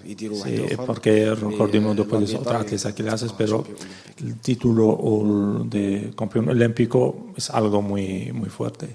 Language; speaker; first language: Spanish; non-native, learner; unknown